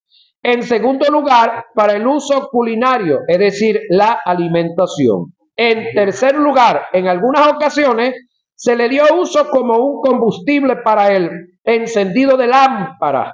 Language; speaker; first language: Spanish; native; Spanish